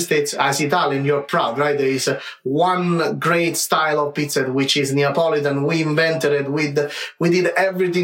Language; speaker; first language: English; non-native, fluent; Italian